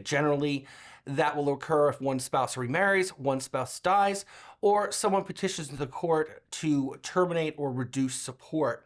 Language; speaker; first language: English; native; English